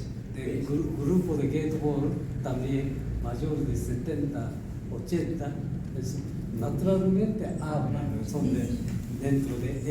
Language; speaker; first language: Spanish; non-native, learner; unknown